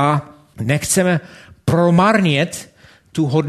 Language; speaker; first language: Czech; non-native, fluent; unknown